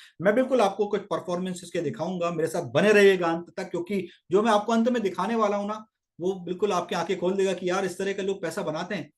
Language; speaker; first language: Hindi; native; Hindi